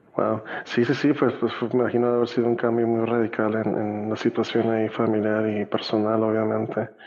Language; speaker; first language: Spanish; native; Spanish